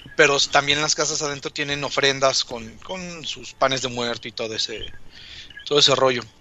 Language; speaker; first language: Spanish; native; Spanish